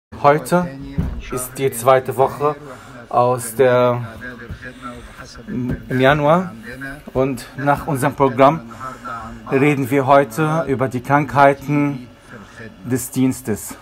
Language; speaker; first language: German; non-native, fluent; Arabic